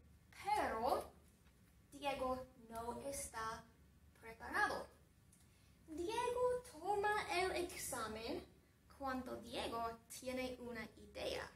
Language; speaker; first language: Spanish; non-native, fluent; English